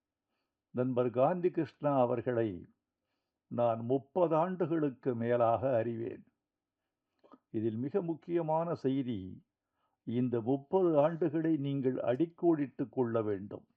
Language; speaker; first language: Tamil; native; Tamil